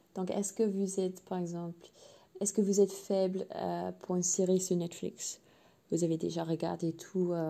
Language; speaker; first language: French; non-native, learner; English